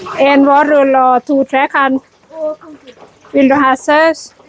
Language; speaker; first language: Norwegian; non-native, learner; Thai